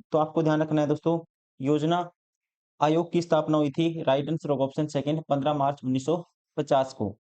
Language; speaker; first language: Hindi; native; Hindi